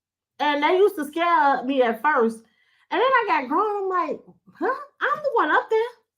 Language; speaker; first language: English; native; English